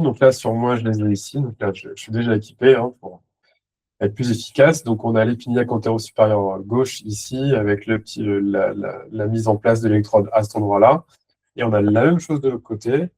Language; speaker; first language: French; native; French